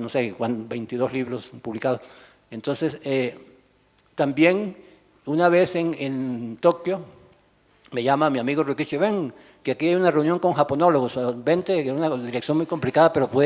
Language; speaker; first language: Spanish; native; Spanish